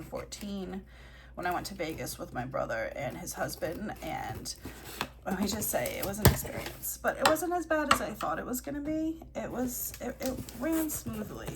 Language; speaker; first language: English; native; English